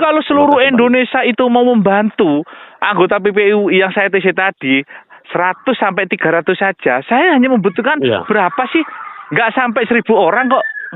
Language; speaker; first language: Indonesian; non-native, local second language; Javanese